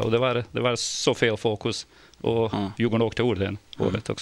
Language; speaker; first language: Swedish; non-native, fluent; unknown